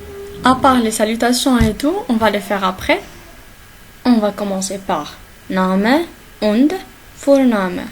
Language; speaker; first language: French; non-native, local second language; Arabic